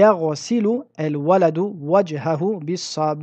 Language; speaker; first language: Arabic; non-native, fluent; French